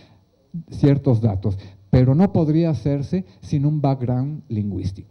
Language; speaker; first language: Spanish; native; Spanish